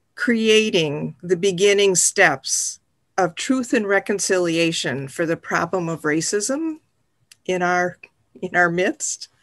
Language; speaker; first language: English; native; English